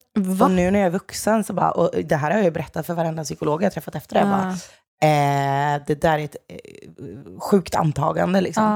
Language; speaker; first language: Swedish; native; Swedish